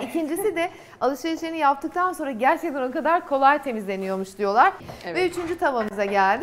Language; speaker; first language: Turkish; native; Turkish